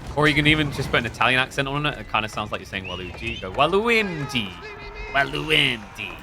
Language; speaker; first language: English; native; English